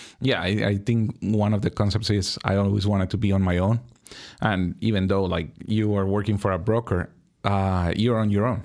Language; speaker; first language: English; non-native, fluent; Spanish